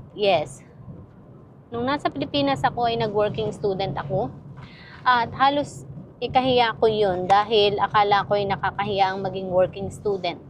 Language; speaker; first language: Filipino; native; Filipino